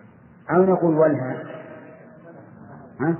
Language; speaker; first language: Arabic; native; Arabic